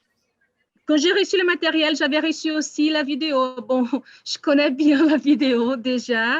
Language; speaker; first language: French; non-native, fluent; Portuguese